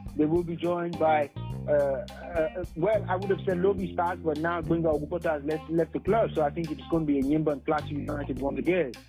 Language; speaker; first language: English; non-native, local second language; Yoruba